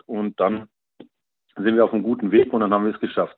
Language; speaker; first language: German; native; German